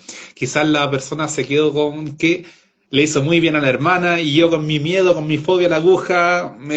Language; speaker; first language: Spanish; native; Spanish